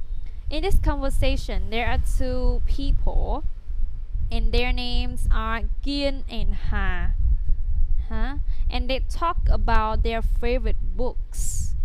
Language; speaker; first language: English; non-native, fluent; Vietnamese